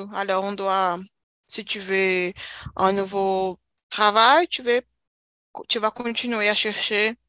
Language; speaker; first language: French; non-native, learner; Portuguese